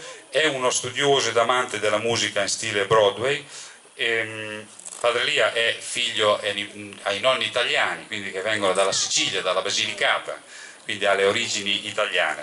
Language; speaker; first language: Italian; native; Italian